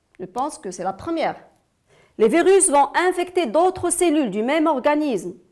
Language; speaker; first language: French; non-native, local second language; Arabic